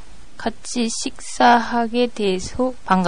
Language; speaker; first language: Korean; non-native, learner; Japanese